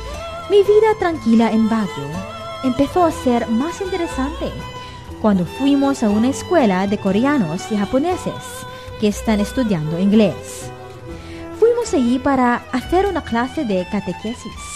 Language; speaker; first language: Spanish; non-native, fluent; Filipino